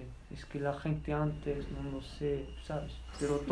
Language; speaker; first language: Spanish; non-native, learner; Berber languages